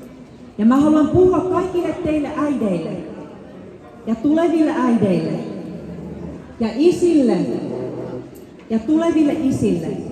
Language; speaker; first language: Finnish; early bilingual, other home language; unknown